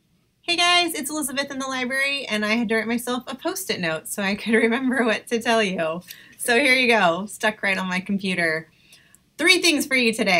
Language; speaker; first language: English; native; English